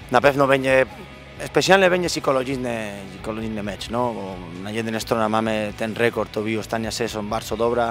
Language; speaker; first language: Polish; non-native, learner; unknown